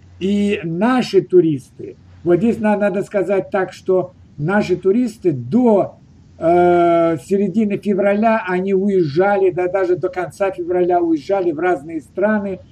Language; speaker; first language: Russian; native; Russian